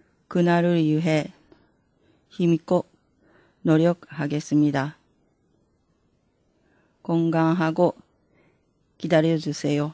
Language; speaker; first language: Korean; non-native, fluent; Japanese